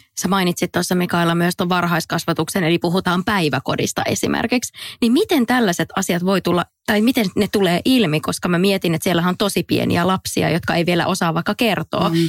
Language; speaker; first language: Finnish; native; Finnish